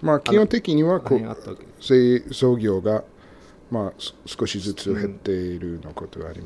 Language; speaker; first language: Japanese; non-native, learner; English